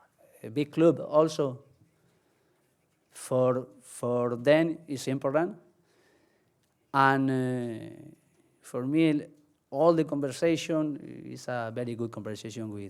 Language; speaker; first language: English; non-native, learner; Spanish